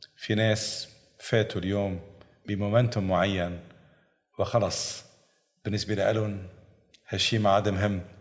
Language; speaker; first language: Arabic; native; Arabic